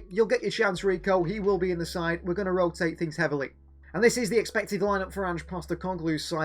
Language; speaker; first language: English; native; English